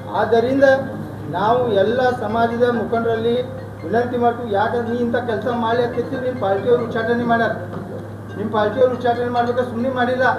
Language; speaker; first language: Kannada; non-native, local second language; Urdu